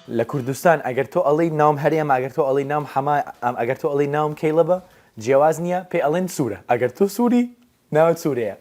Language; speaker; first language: Central Kurdish; non-native, fluent; English